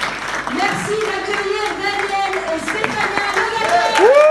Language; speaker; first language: French; native; French